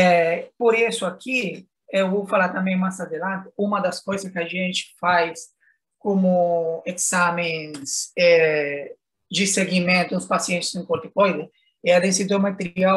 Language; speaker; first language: Portuguese; non-native, fluent; Spanish